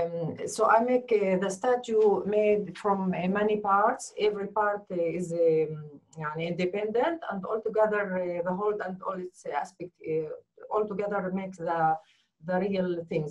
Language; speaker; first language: English; non-native, learner; Arabic